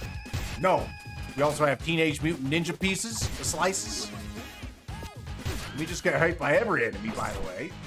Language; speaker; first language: English; native; English